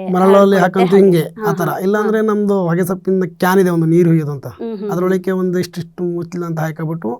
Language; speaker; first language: Kannada; native; Kannada